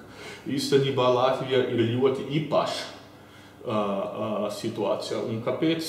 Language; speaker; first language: Latvian; early bilingual, heritage; Latvian